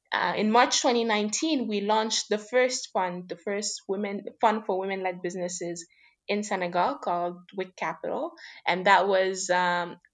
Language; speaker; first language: English; non-native, fluent; French